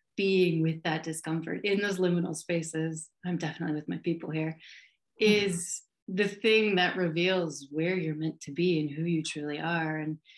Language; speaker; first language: English; native; English